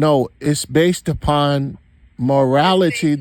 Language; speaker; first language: English; native; English